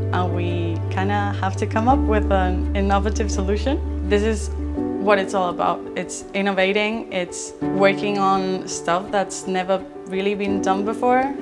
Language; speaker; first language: English; non-native, fluent; Spanish